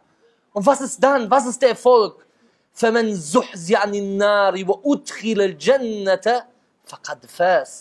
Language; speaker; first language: German; native; German